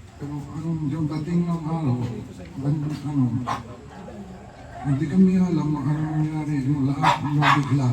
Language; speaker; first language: Filipino; non-native, learner; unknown